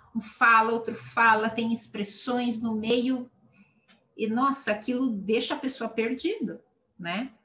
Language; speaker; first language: Portuguese; native; Portuguese